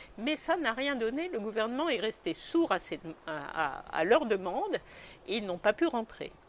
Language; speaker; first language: French; native; French